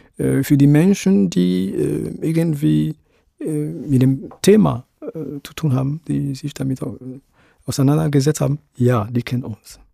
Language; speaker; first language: German; non-native, fluent; Ewe